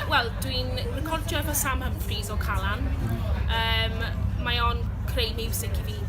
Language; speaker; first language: Welsh; non-native, local second language; English